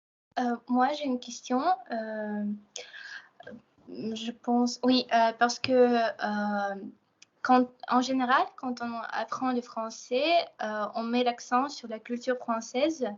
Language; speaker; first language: French; non-native, fluent; Russian